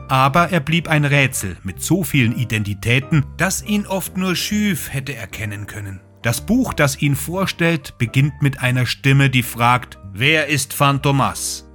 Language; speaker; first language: German; native; German